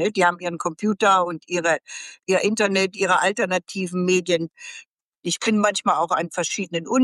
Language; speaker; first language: German; native; German